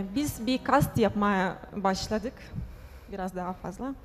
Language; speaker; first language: Turkish; non-native, learner; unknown